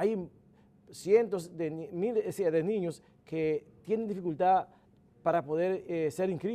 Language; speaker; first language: Spanish; native; Spanish